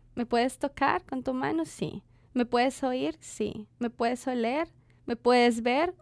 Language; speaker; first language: Spanish; native; Spanish